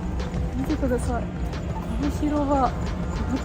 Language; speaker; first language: Japanese; non-native, fluent; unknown